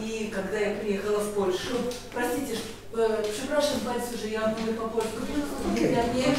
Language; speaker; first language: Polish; non-native, learner; Russian